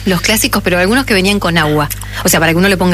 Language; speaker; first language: Spanish; native; Spanish